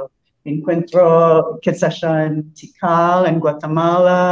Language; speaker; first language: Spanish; non-native, learner; English